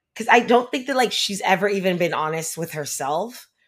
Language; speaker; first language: English; native; English